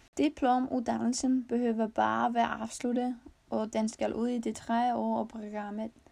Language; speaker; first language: Danish; non-native, learner; Icelandic